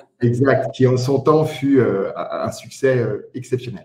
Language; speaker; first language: French; native; French